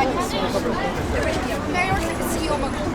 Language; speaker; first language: Russian; native; Russian